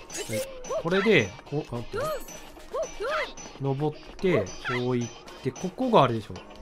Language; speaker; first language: Japanese; native; Japanese